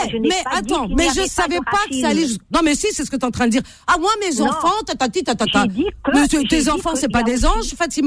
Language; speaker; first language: French; native; French